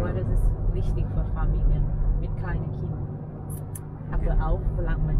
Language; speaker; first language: German; non-native, learner; Thai